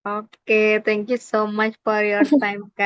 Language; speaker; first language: English; non-native, local second language; Indonesian